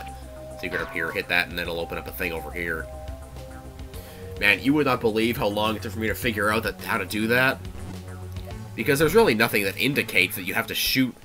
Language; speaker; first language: English; native; English